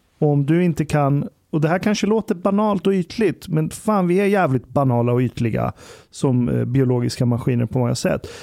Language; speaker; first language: Swedish; early bilingual, other home language; Persian